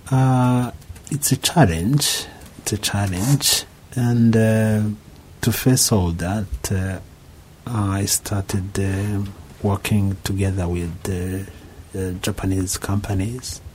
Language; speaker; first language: English; non-native, local second language; Kinyarwanda